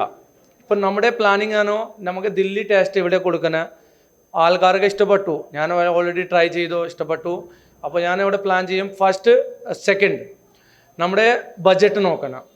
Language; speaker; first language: Malayalam; non-native, local second language; Hindi